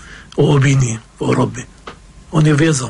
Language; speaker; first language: Polish; non-native, fluent; Arabic